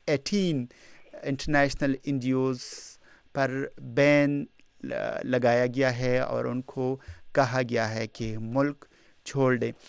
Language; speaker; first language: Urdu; non-native, local second language; Pashto